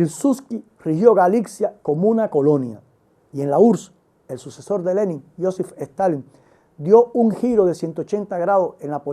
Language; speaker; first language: Spanish; native; Spanish